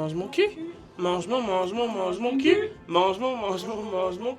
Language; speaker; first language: French; native; French